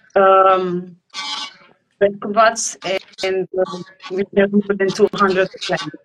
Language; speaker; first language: English; non-native, learner; Romanian